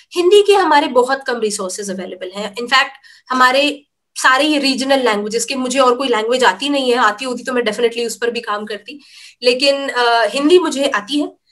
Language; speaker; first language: Hindi; native; Hindi